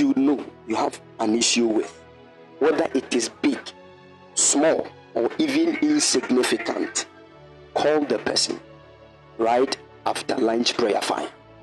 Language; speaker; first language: English; non-native, local second language; Akan